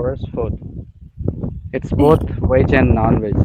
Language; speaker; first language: English; non-native, learner; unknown